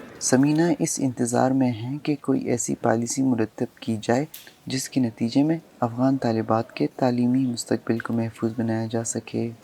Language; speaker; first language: Urdu; native; Urdu